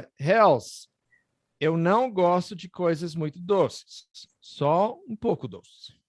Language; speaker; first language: Portuguese; non-native, fluent; English